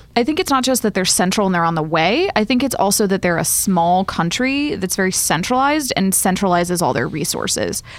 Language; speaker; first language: English; native; English